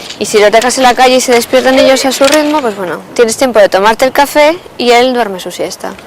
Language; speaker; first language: Spanish; native; Spanish